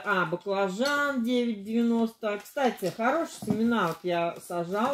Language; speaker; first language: Russian; native; Russian